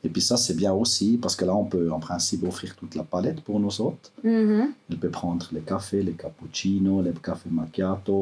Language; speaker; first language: French; non-native, local second language; German